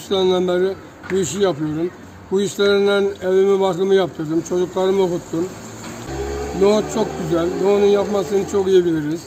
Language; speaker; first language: Turkish; native; Turkish